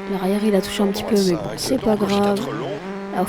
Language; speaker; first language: French; native; French